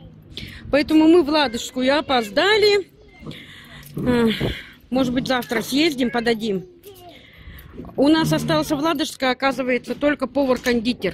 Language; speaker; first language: Russian; native; Russian